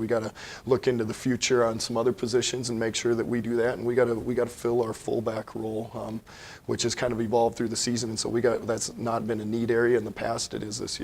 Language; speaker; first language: English; native; English